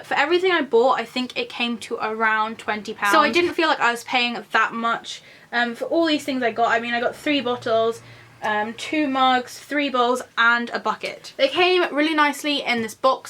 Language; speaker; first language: English; native; English